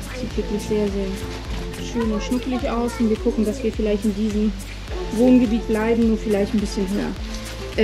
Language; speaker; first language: German; native; German